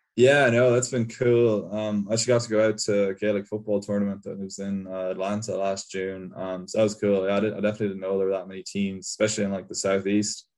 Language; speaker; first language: English; native; English